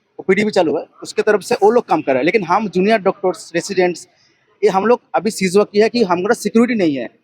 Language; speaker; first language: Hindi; non-native, local second language; Bangla